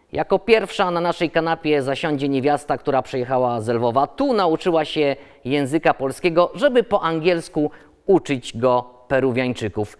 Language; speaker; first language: Polish; native; Polish